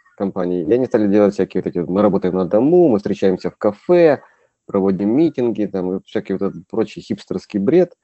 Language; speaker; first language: Russian; native; Russian